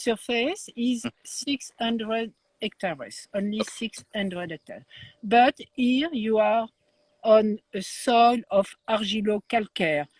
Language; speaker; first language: English; non-native, learner; French